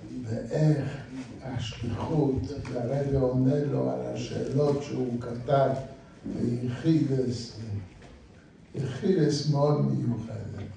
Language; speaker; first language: Hebrew; non-native, fluent; Yiddish